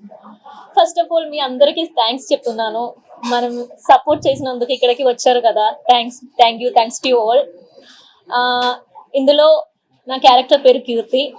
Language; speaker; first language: Telugu; non-native, learner; Malayalam